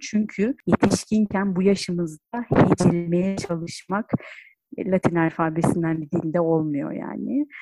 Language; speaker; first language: Turkish; native; Turkish